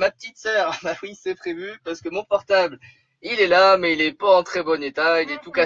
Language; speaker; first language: French; native; French